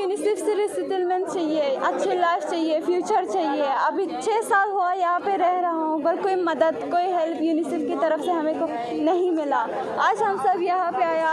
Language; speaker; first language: Hindi; non-native, fluent; Persian